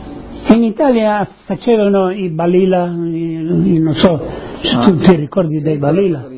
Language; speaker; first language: Italian; non-native, local second language; Friulian